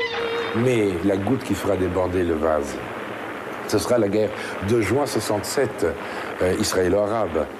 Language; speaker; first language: French; native; French